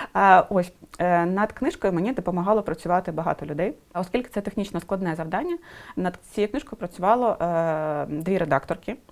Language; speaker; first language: Ukrainian; non-native, local second language; Russian